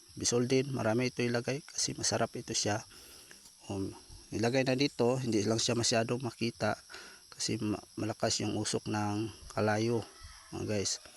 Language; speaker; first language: Filipino; non-native, local second language; Cebuano